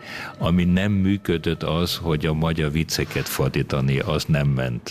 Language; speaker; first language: Hungarian; early bilingual, heritage; Hungarian